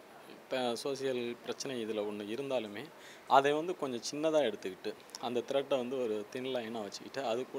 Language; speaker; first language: Tamil; native; Tamil